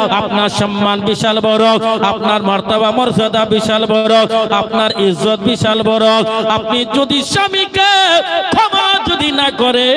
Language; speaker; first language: Bangla; non-native, fluent; Urdu